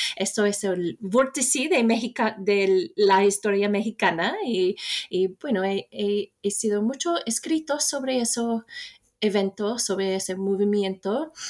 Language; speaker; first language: Spanish; non-native, fluent; English